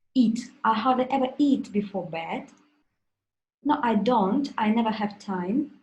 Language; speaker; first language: English; non-native, fluent; Russian